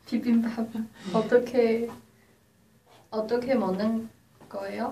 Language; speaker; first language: Korean; non-native, learner; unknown